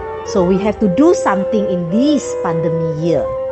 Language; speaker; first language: English; non-native, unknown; Indonesian